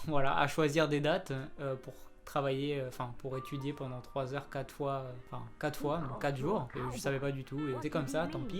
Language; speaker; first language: French; native; French